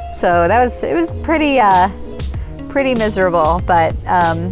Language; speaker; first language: English; native; English